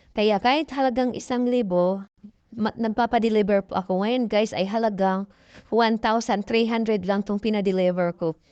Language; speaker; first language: Filipino; non-native, local second language; Cebuano